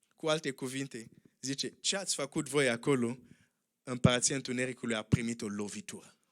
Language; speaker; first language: Romanian; non-native, fluent; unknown